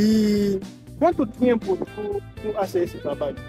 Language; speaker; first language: Portuguese; non-native, learner; French